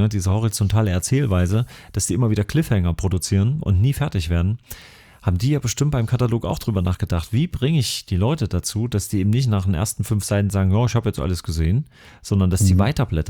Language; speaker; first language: German; native; German